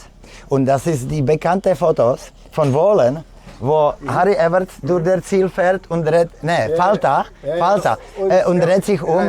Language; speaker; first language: German; non-native, fluent; Czech